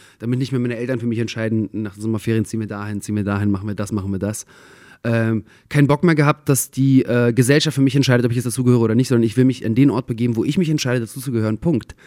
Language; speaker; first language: German; early bilingual, other home language; Russian